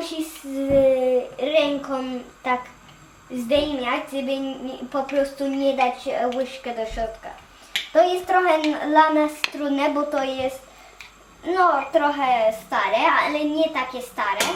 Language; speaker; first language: Polish; early bilingual, heritage; Polish